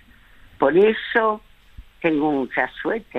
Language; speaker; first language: Spanish; early bilingual, other home language; French